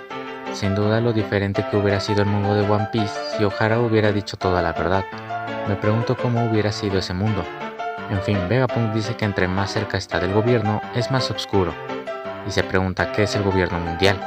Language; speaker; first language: Spanish; native; Spanish